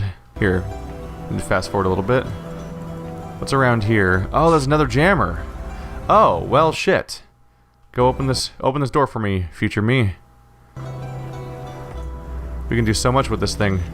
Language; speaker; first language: English; native; English